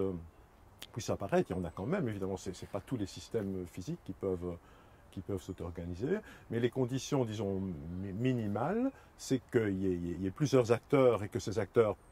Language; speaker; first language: French; native; French